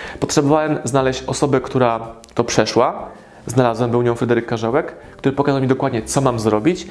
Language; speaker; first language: Polish; native; Polish